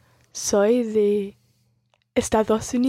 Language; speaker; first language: Spanish; non-native, learner; English